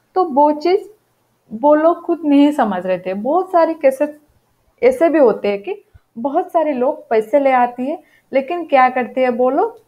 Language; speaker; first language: Hindi; non-native, local second language; Odia